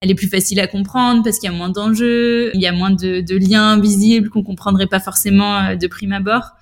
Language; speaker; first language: French; native; French